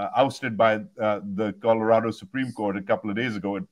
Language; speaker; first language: English; non-native, local second language; Urdu